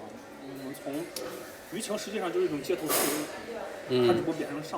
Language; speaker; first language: Chinese; native; Chinese